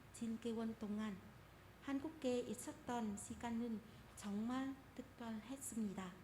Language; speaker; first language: Korean; non-native, fluent; Vietnamese